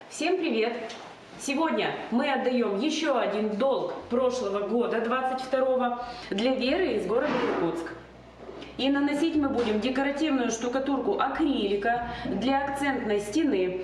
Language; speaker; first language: Russian; native; Russian